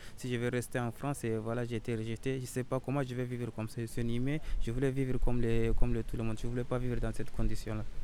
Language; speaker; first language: French; non-native, learner; Arabic